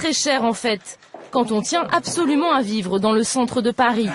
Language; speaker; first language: French; native; French